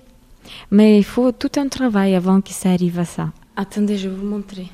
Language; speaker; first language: French; non-native, fluent; Ukrainian